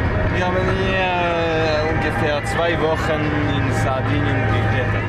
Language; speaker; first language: German; non-native, local second language; French